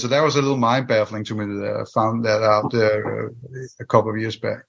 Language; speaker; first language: English; non-native, fluent; Danish